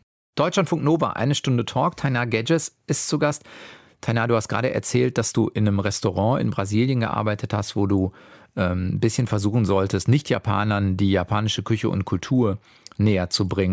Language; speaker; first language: German; native; German